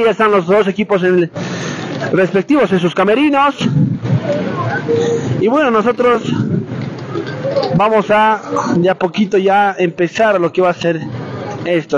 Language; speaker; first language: Spanish; native; Spanish